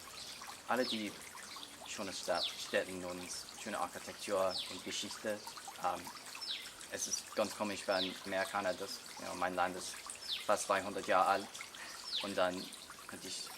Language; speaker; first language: German; non-native, learner; English